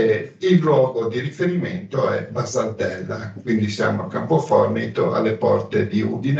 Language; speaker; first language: Italian; native; Italian